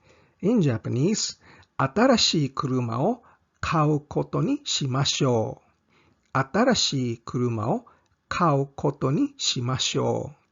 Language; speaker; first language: Japanese; non-native, fluent; English